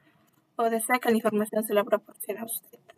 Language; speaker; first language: Spanish; native; Spanish